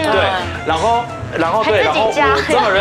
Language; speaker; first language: Chinese; non-native, fluent; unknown